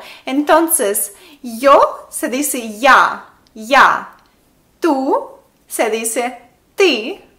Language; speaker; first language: Spanish; non-native, fluent; Russian